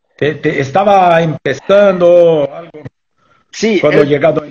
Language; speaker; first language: Spanish; non-native, fluent; French